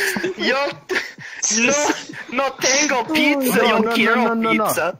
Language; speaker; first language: Spanish; non-native, learner; English